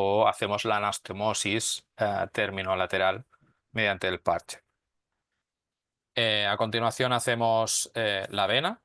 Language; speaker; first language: Spanish; native; Spanish